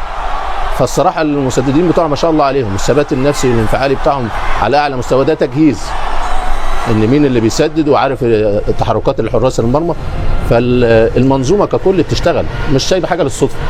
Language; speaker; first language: Arabic; native; Arabic